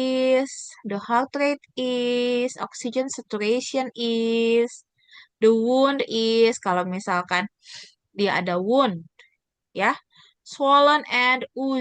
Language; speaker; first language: English; non-native, fluent; Indonesian